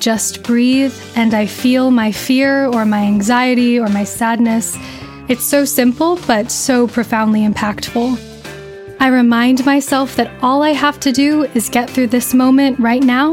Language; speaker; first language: English; native; English